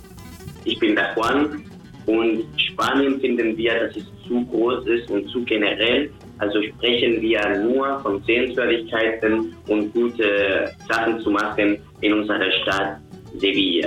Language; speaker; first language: German; non-native, fluent; Spanish